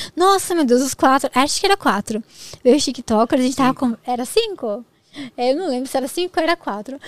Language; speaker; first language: Portuguese; native; Portuguese